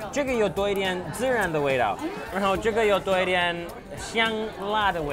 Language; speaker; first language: Chinese; non-native, learner; English